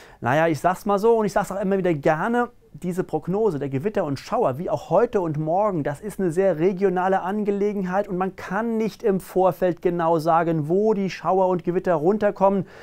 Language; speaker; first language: German; native; German